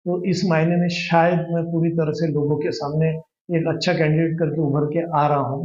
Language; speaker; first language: Hindi; non-native, local second language; Marathi